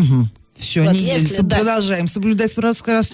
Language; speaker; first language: Russian; native; Russian